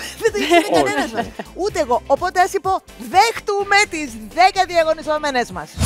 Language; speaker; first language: Greek; native; Greek